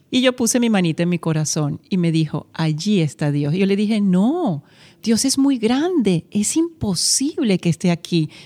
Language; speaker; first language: Spanish; native; Spanish